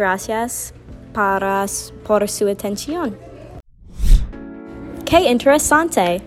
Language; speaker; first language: Spanish; non-native, learner; English